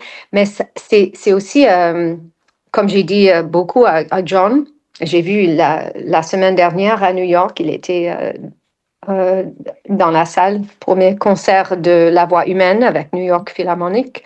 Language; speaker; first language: French; non-native, fluent; English